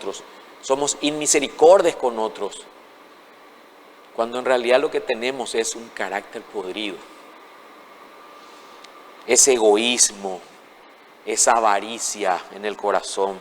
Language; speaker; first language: Spanish; native; Spanish